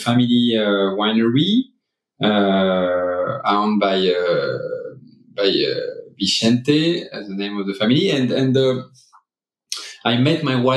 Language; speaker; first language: English; non-native, fluent; French